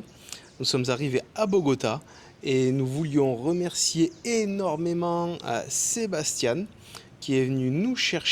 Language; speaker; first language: French; native; French